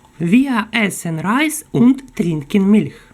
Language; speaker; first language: German; non-native, fluent; Ukrainian